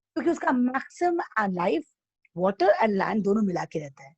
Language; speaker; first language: Hindi; native; Hindi